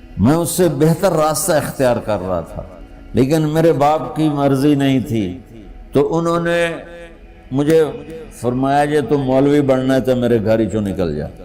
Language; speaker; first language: Urdu; non-native, local second language; Punjabi